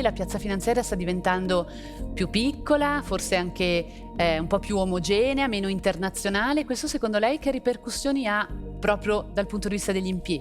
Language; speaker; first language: Italian; native; Italian